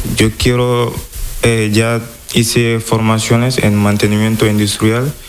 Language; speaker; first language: Spanish; non-native, fluent; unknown